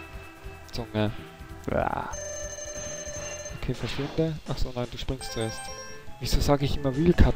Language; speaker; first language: German; native; German